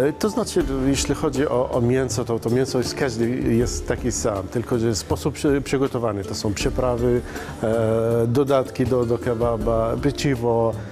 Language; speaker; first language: Polish; non-native, fluent; Arabic